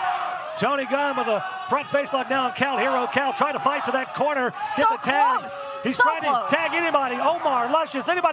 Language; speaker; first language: English; native; English